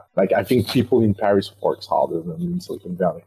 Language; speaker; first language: English; non-native, fluent; French